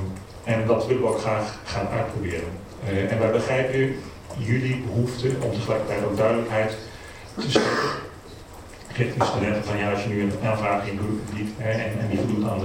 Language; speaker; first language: Dutch; native; Dutch